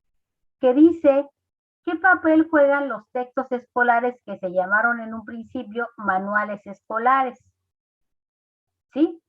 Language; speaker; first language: Spanish; native; Spanish